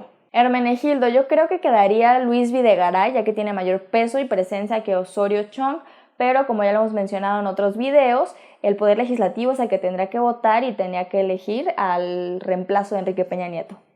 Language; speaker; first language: Spanish; native; Spanish